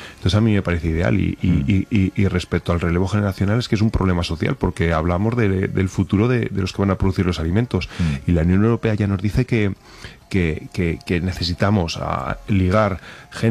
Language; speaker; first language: Spanish; native; Spanish